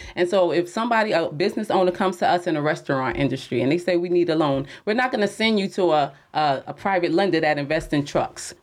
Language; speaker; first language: English; native; English